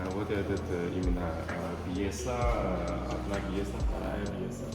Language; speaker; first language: Russian; non-native, learner; Chinese